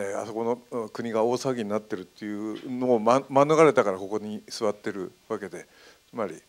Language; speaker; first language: Japanese; native; Japanese